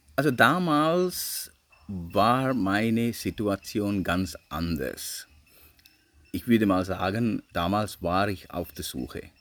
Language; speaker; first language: German; non-native, fluent; Sinhala